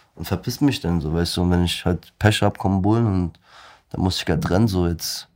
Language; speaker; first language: German; early bilingual, other home language; Turkish